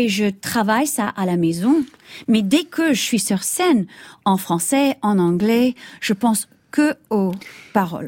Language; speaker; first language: French; non-native, fluent; English